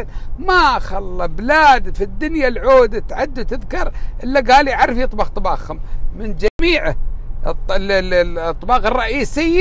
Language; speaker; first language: Arabic; native; Arabic